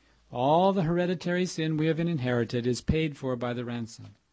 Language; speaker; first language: English; native; English